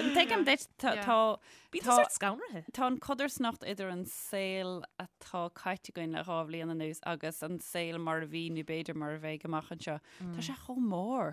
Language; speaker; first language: Irish; non-native, local second language; English